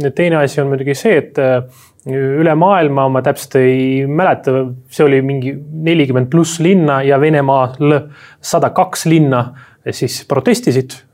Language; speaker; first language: Estonian; non-native, local second language; Russian